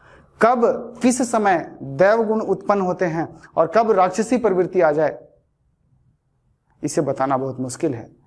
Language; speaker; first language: Hindi; native; Hindi